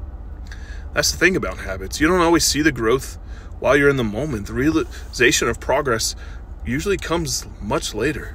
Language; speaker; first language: English; native; English